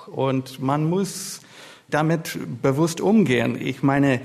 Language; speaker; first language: German; non-native, fluent; English